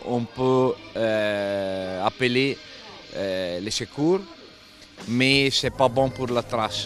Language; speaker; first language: French; non-native, fluent; Italian